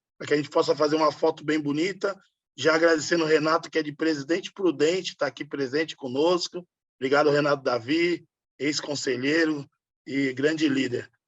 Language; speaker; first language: Portuguese; native; Portuguese